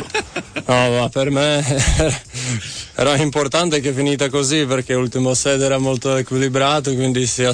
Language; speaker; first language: Italian; non-native, fluent; Czech